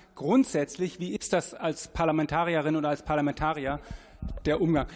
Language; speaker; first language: German; native; German